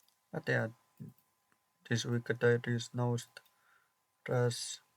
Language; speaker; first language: English; non-native, fluent; Polish